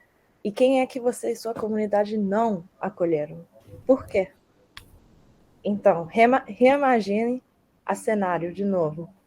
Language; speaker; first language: Portuguese; early bilingual, heritage; Portuguese